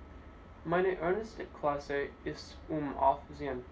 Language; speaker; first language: German; non-native, learner; English